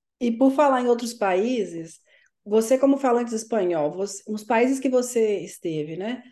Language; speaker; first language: Portuguese; native; Portuguese